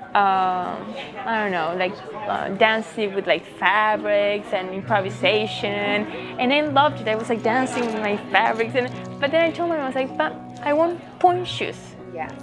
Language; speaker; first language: English; non-native, fluent; Spanish